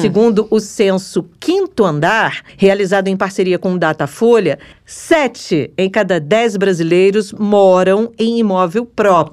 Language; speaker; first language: Portuguese; native; Portuguese